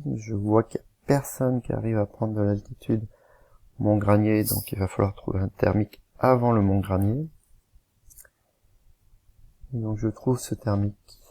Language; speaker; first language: French; native; French